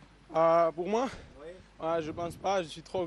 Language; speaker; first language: French; non-native, learner; Spanish